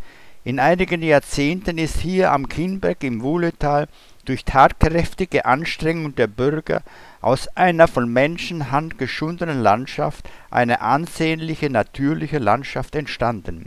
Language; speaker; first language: German; native; German